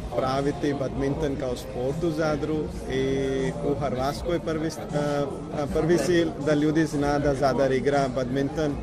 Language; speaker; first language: Croatian; non-native, learner; Punjabi